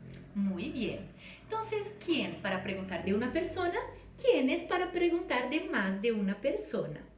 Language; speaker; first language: Spanish; non-native, fluent; Portuguese